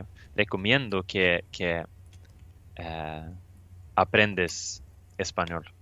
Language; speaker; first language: Spanish; non-native, learner; Swedish